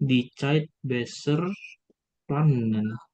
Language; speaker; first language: German; non-native, learner; Indonesian